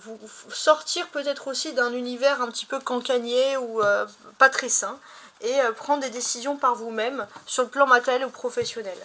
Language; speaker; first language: French; native; French